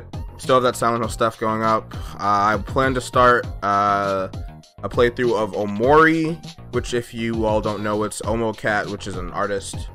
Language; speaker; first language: English; native; English